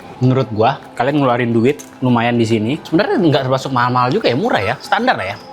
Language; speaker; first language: Indonesian; native; Indonesian